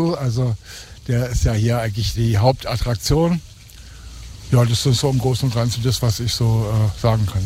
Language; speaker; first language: German; native; German